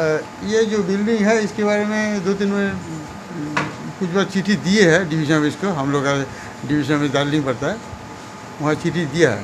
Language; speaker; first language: Hindi; non-native, local second language; Bangla